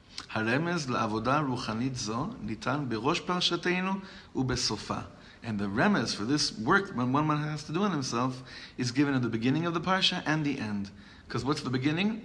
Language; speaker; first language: English; native; English